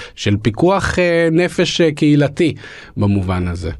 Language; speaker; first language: Hebrew; early bilingual, other home language; Russian